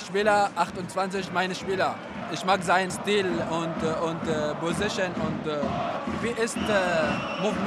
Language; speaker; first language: German; non-native, learner; Arabic